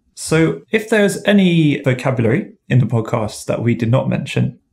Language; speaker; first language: English; native; English